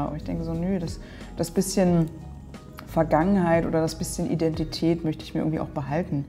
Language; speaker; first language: German; native; German